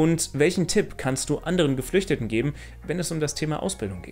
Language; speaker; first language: German; native; German